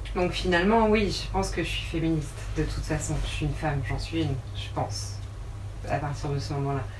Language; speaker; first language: French; native; French